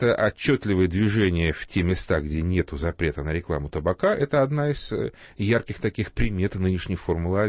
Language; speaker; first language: Russian; native; Russian